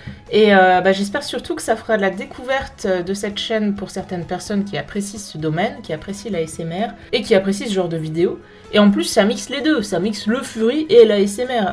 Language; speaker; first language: French; native; French